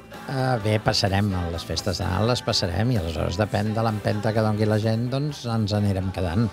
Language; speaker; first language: Catalan; native; Catalan